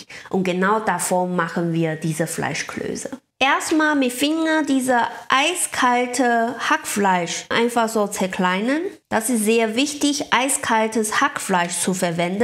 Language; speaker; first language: German; non-native, learner; Chinese